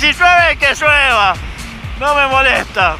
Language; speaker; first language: Spanish; native; Spanish